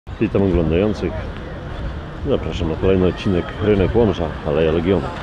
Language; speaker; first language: Polish; native; Polish